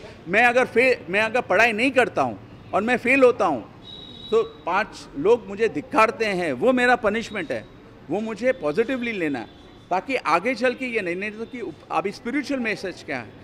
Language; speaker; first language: Hindi; native; Hindi